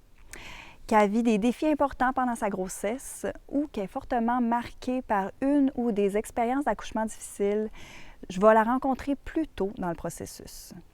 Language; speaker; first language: French; native; French